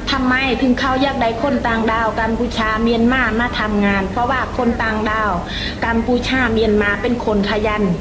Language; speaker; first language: Thai; non-native, fluent; Khmer